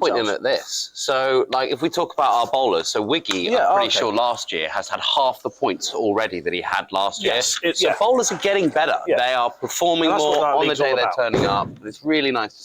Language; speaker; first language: English; native; English